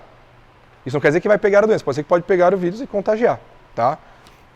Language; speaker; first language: Portuguese; native; Portuguese